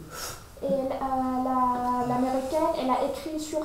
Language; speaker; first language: French; non-native, fluent; Vietnamese